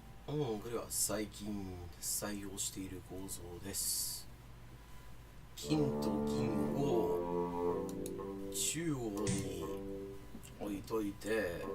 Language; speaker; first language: Japanese; non-native, fluent; English